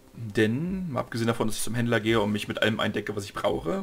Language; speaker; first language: German; native; German